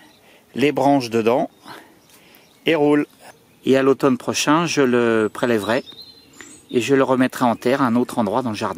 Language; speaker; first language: French; native; French